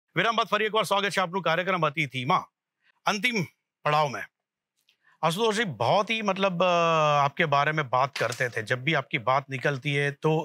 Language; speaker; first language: Hindi; non-native, local second language; Gujarati